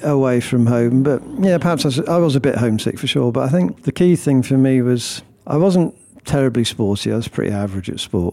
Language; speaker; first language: English; native; English